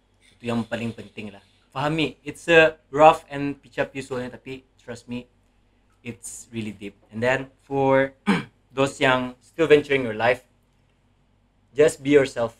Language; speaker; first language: English; non-native, local second language; Malay